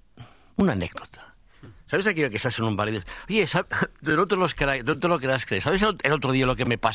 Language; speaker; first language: Spanish; native; Spanish